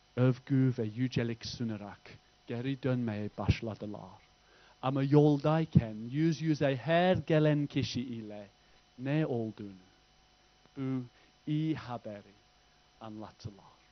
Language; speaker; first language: Turkish; non-native, fluent; English